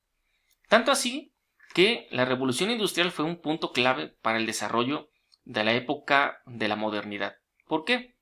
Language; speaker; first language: Spanish; native; Spanish